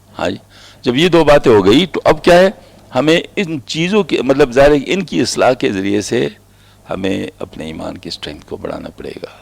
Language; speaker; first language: Urdu; non-native, local second language; Pashto